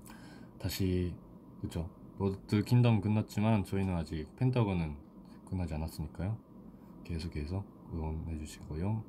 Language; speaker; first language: Korean; non-native, fluent; Japanese